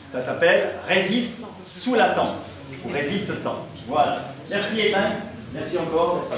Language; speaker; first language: French; native; French